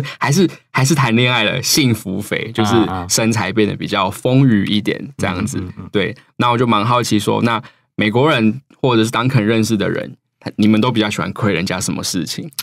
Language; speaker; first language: Chinese; native; Chinese